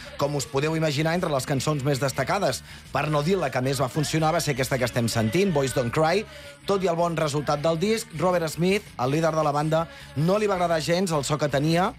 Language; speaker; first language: Catalan; native; Catalan